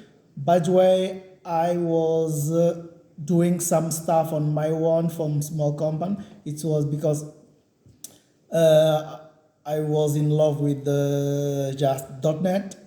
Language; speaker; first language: English; non-native, learner; Portuguese